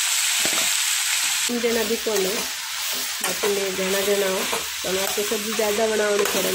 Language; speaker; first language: Hindi; native; Hindi